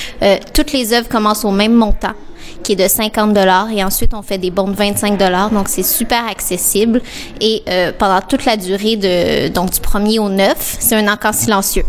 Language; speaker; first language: French; native; French